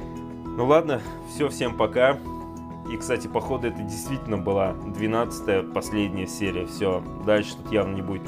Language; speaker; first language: Russian; native; Russian